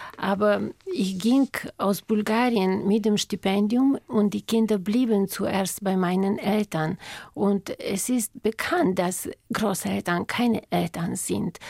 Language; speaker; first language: German; non-native, fluent; Bulgarian